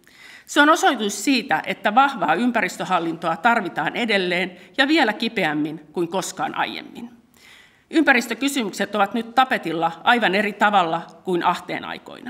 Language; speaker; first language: Finnish; native; Finnish